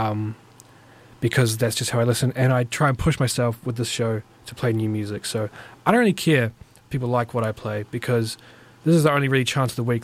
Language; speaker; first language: English; native; English